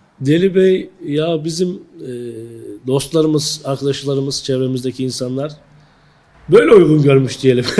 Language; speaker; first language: Turkish; native; Turkish